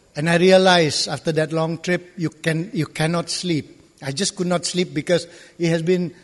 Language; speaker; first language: English; non-native, local second language; Malay